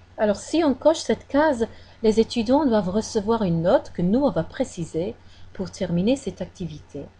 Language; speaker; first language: French; non-native, fluent; English